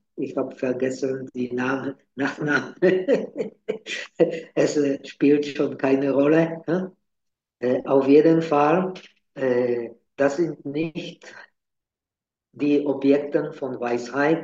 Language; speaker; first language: German; non-native, fluent; Czech